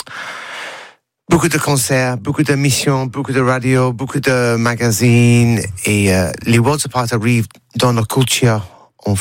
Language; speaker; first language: French; non-native, learner; English